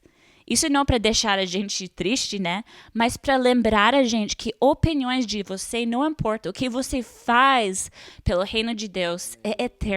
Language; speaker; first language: Portuguese; non-native, fluent; English